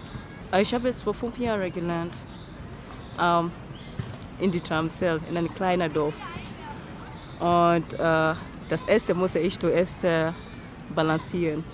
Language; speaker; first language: German; non-native, fluent; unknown